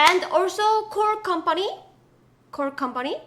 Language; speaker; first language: English; non-native, learner; Korean